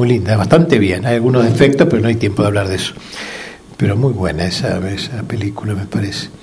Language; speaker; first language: Spanish; native; Spanish